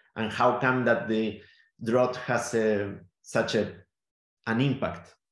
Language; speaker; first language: English; non-native, fluent; Spanish